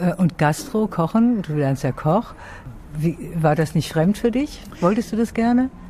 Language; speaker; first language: German; native; German